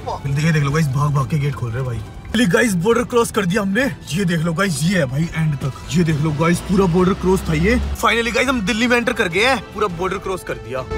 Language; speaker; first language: Hindi; native; Hindi